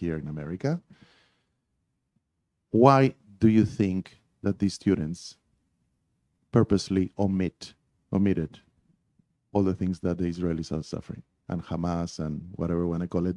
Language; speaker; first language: English; non-native, fluent; Spanish